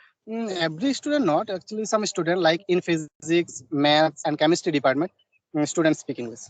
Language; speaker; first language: English; non-native, learner; Bangla